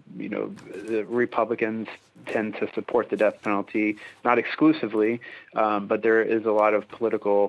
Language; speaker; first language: English; native; English